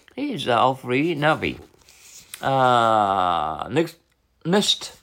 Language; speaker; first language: English; non-native, learner; Japanese